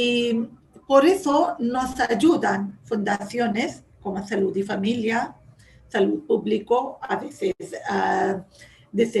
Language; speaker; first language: Spanish; non-native, fluent; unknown